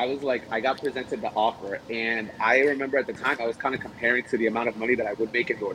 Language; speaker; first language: English; early bilingual, other home language; Spanish